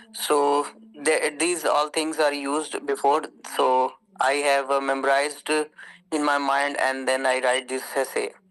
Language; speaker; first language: English; non-native, learner; Urdu